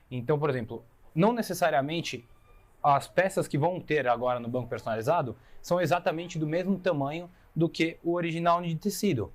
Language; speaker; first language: Portuguese; native; Portuguese